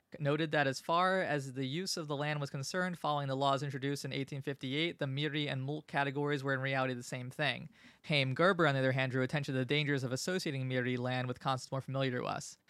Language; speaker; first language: English; native; English